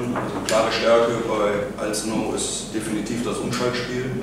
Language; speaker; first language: German; native; German